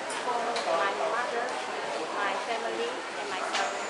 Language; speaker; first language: English; non-native, local second language; Chinese